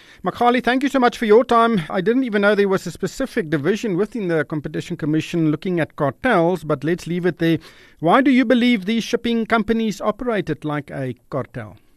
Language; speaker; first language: English; non-native, local second language; Afrikaans